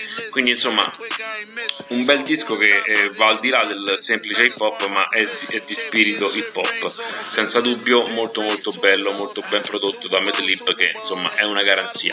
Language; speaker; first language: Italian; native; Italian